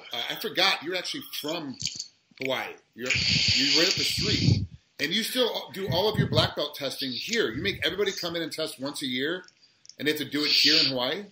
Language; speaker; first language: English; native; English